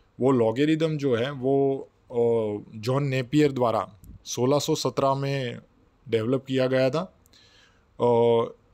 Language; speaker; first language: Hindi; non-native, local second language; Gujarati